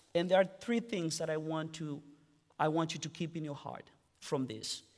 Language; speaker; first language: English; non-native, fluent; Spanish